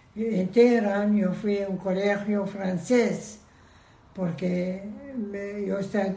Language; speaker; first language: Spanish; non-native, learner; Persian